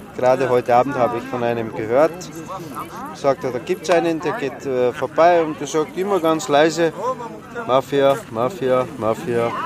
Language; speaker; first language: German; early bilingual, other home language; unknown